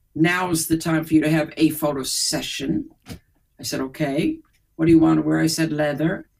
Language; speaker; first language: English; native; English